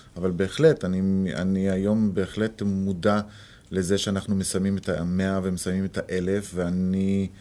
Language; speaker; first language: Hebrew; native; Hebrew